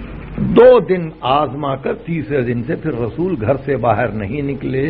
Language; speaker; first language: Urdu; native; Urdu